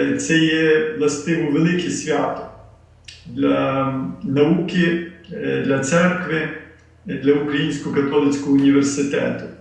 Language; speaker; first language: Ukrainian; early bilingual, heritage; Ukrainian